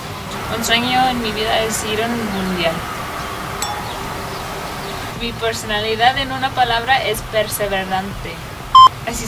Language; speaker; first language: Spanish; early bilingual, heritage; English